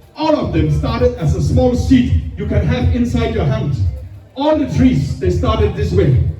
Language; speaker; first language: English; non-native, fluent; Danish